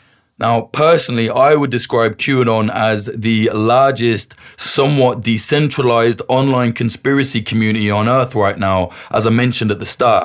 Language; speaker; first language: English; native; English